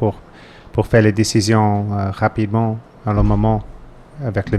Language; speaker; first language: French; non-native, fluent; English